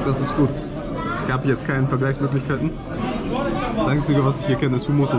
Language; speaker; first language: German; native; German